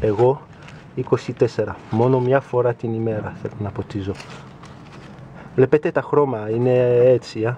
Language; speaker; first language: Greek; non-native, learner; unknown